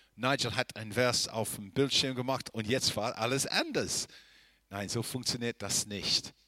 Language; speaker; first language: German; non-native, fluent; English